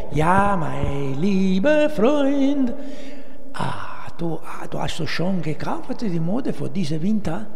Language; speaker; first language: German; non-native, fluent; Italian